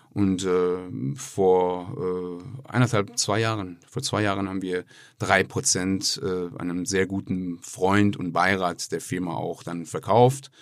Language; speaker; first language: German; non-native, fluent; Persian